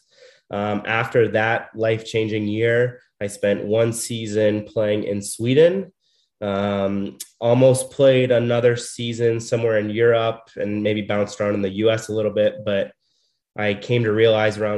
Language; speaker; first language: English; native; English